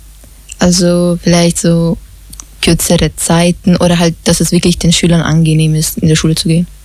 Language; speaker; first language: German; early bilingual, other home language; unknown